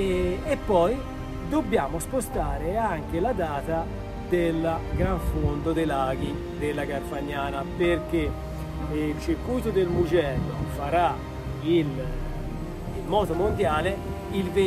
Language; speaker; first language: Italian; native; Italian